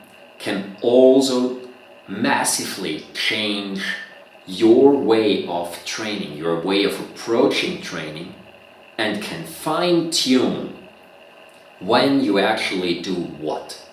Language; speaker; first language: English; non-native, fluent; German